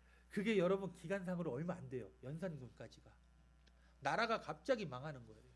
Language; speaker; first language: Korean; native; Korean